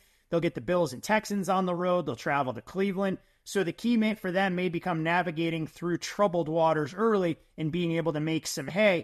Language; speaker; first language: English; native; English